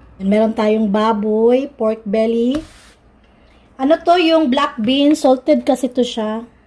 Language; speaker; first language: Filipino; non-native, local second language; Cebuano